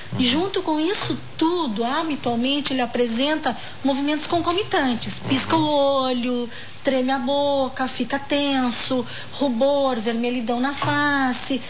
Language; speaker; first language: Portuguese; native; Portuguese